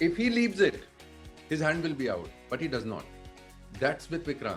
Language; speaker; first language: English; non-native, local second language; Hindi